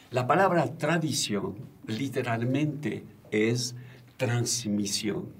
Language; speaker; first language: Spanish; non-native, fluent; French